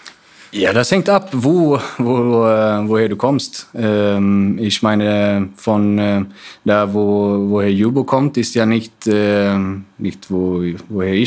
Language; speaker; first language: German; non-native, fluent; Swedish